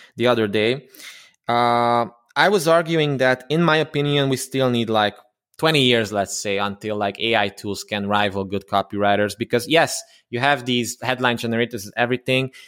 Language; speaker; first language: English; non-native, fluent; Romanian